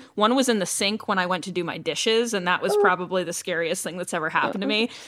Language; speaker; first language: English; native; English